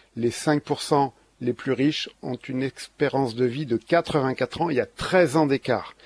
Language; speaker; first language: French; native; French